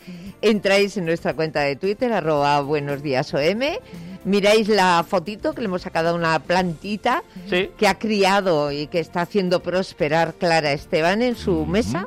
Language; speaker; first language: Spanish; native; Spanish